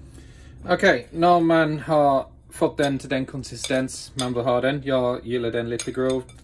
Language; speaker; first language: Swedish; non-native, fluent; English